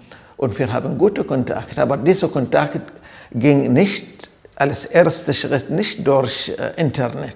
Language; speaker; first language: German; non-native, fluent; Arabic